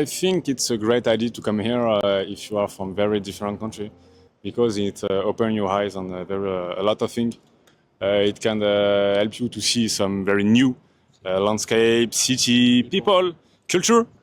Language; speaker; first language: English; non-native, learner; French